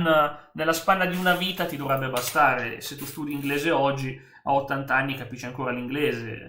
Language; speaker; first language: Italian; native; Italian